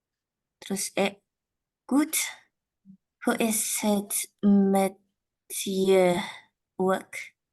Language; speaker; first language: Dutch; non-native, learner; Indonesian